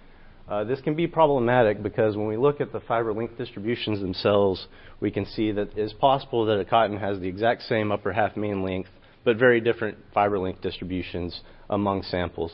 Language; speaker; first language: English; native; English